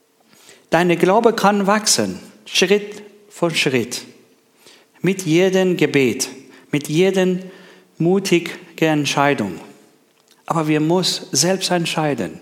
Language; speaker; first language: German; non-native, learner; Persian